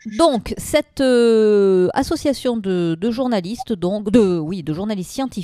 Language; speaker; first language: French; native; French